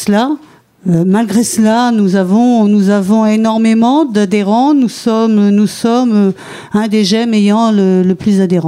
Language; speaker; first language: French; native; French